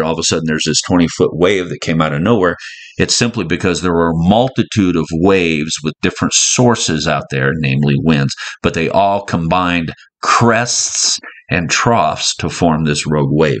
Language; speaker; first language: English; native; English